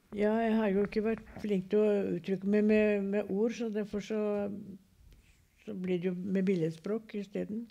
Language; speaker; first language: Norwegian; native; Norwegian